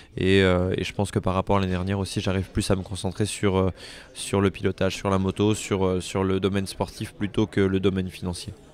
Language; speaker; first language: French; native; French